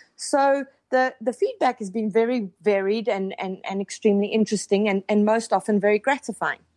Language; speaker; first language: English; native; English